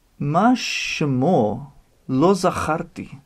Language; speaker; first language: Hebrew; non-native, learner; English